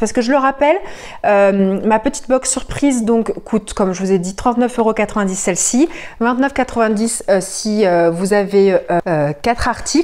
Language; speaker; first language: French; native; French